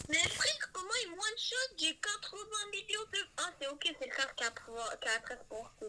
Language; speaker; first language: French; native; French